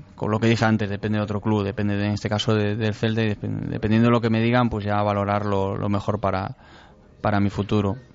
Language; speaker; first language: Spanish; native; Spanish